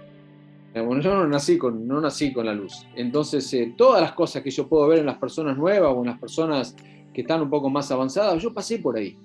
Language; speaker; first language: Spanish; native; Spanish